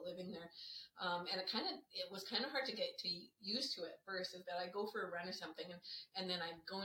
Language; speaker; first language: English; native; English